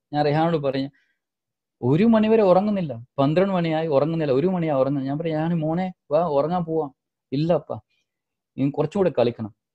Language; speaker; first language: Malayalam; non-native, local second language; Divehi